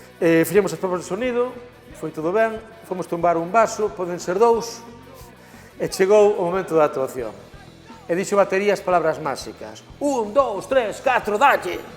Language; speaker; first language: Galician; native; Galician